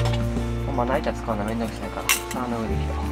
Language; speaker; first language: Japanese; native; Japanese